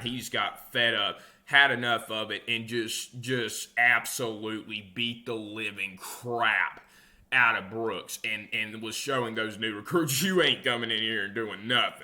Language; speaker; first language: English; native; English